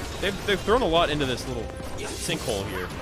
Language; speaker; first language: English; native; English